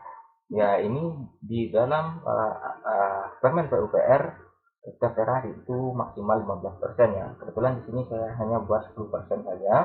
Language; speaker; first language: Indonesian; native; Indonesian